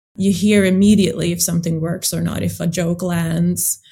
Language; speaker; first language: English; early bilingual, other home language; Swedish